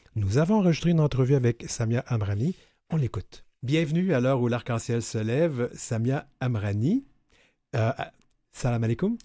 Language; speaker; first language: French; native; French